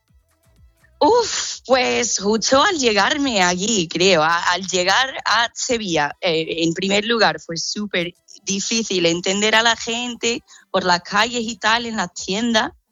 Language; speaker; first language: Spanish; non-native, fluent; English